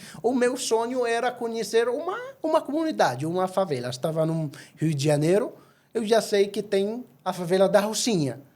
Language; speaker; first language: Portuguese; non-native, fluent; Arabic